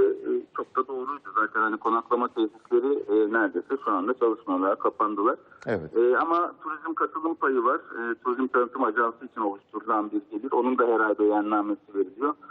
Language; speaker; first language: Turkish; native; Turkish